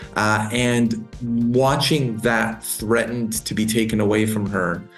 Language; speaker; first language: English; native; English